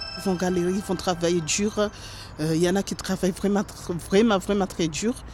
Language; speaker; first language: French; non-native, local second language; Ngazidja Comorian